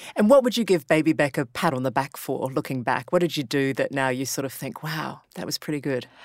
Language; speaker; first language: English; native; English